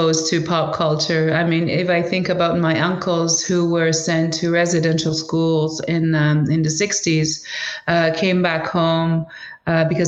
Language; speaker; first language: English; non-native, fluent; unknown